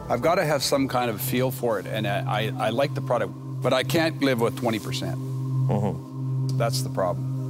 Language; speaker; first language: English; native; English